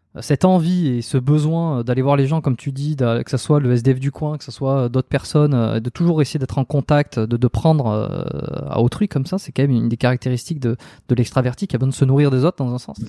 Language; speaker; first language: French; native; French